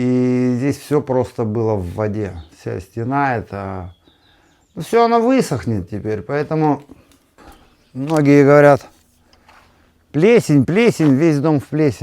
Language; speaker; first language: Russian; native; Russian